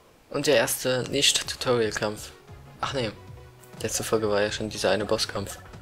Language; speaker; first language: German; native; German